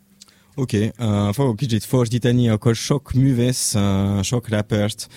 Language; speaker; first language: Hungarian; non-native, learner; French